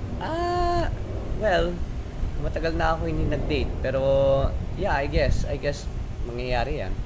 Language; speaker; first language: Filipino; native; Filipino